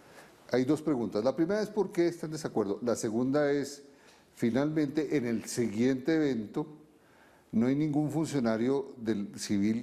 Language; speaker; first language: Spanish; native; Spanish